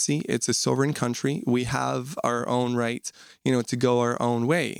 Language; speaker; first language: English; non-native, fluent; Russian